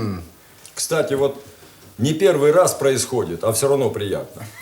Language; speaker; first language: Russian; native; Russian